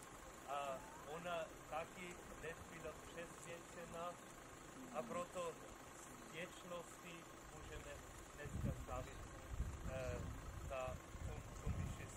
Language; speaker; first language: Czech; non-native, fluent; German